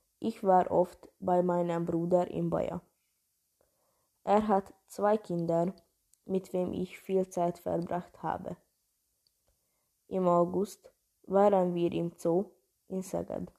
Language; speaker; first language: German; non-native, learner; Hungarian